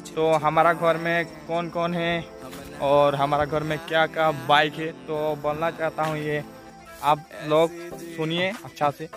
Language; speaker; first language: Hindi; non-native, local second language; Assamese